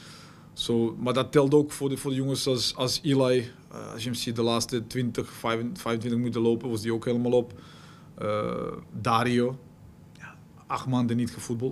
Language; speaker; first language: Dutch; non-native, fluent; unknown